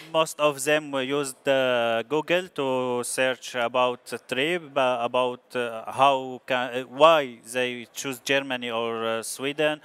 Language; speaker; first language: English; non-native, learner; Arabic